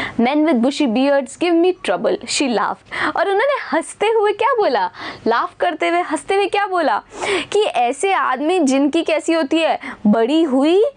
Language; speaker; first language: Hindi; native; Hindi